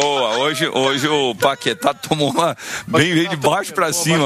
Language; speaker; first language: Portuguese; native; Portuguese